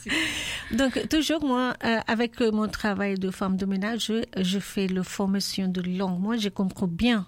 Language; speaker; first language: French; non-native, learner; Urdu